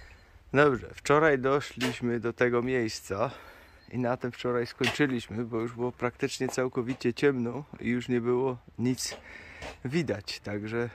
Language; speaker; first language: Polish; native; Polish